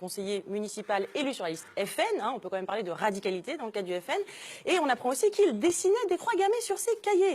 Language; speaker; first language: French; native; French